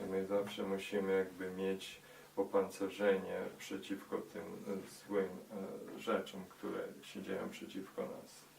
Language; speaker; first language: Polish; early bilingual, heritage; Polish